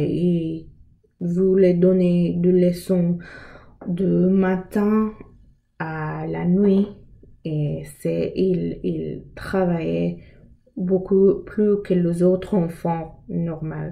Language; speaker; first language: French; non-native, learner; English